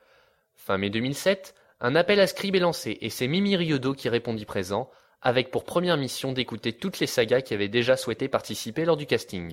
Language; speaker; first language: French; native; French